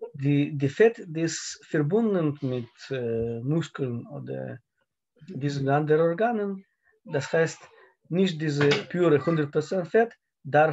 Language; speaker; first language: German; non-native, learner; Russian